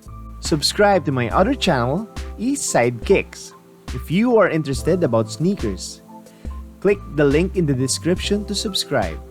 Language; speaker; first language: English; non-native, local second language; Filipino